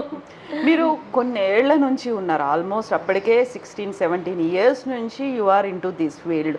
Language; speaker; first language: Telugu; native; Telugu